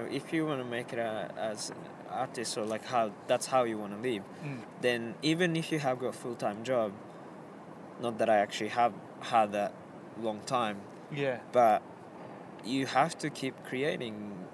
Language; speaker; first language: English; non-native, fluent; Japanese